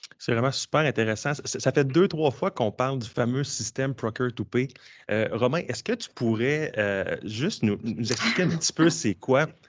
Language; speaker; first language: French; native; French